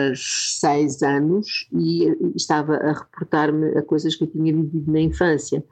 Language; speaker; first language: Portuguese; native; Portuguese